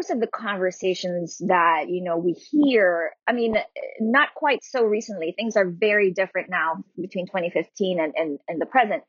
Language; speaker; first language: English; non-native, local second language; Filipino